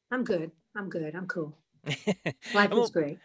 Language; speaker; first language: English; native; English